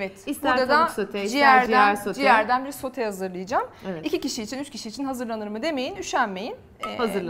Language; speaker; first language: Turkish; native; Turkish